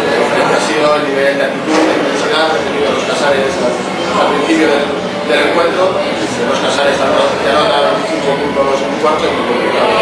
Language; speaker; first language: Spanish; native; Spanish